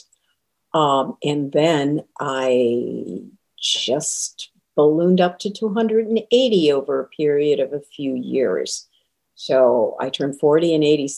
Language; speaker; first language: English; native; English